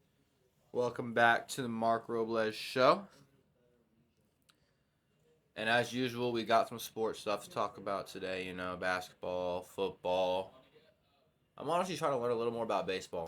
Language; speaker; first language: English; native; English